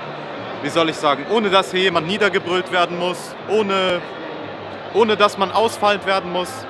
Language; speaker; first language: German; native; German